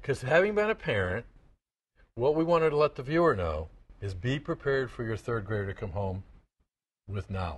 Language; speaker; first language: English; native; English